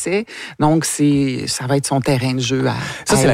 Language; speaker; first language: French; native; French